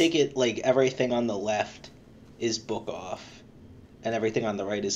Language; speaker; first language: English; native; English